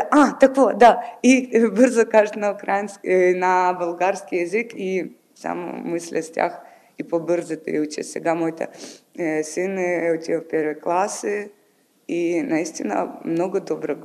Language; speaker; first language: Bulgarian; non-native, learner; Ukrainian